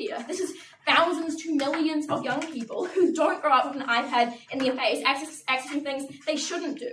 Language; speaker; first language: English; native; English